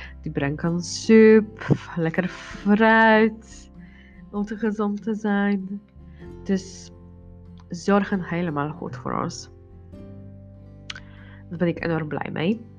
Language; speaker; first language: Dutch; non-native, learner; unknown